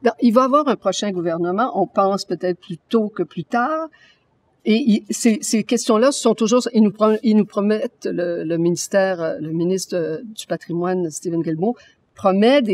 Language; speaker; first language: French; native; French